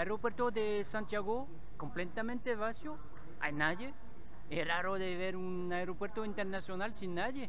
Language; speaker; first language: Spanish; non-native, learner; French